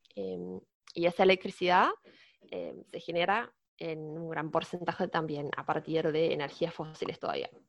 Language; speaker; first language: Spanish; non-native, fluent; German